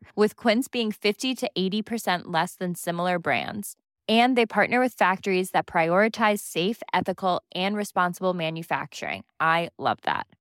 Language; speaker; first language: English; native; English